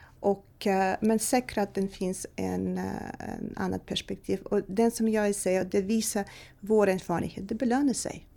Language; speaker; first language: Swedish; non-native, fluent; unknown